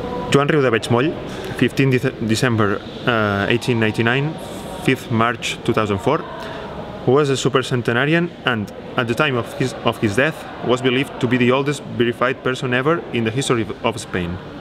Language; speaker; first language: English; non-native, fluent; Catalan